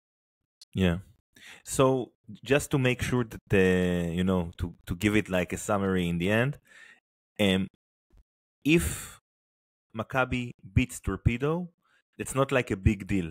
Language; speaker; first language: English; non-native, fluent; Hebrew